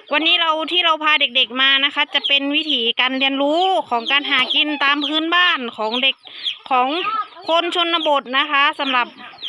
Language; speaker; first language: Thai; native; Thai